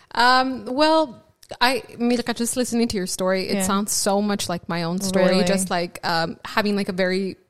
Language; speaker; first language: English; early bilingual, other home language; Spanish